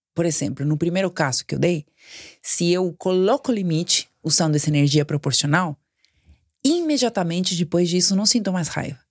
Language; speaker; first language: Portuguese; non-native, fluent; Spanish